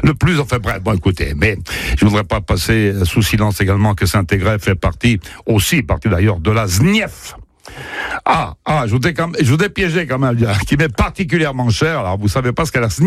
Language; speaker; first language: French; native; French